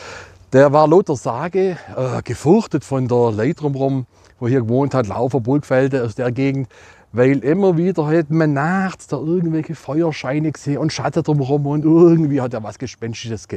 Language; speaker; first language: German; native; German